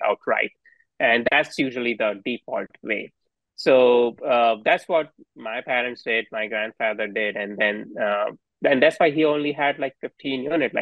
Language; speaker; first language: English; non-native, local second language; Hindi